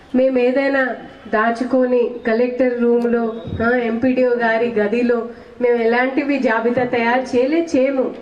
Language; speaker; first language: Telugu; non-native, fluent; Hindi